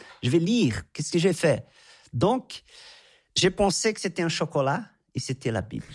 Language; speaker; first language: French; non-native, fluent; Portuguese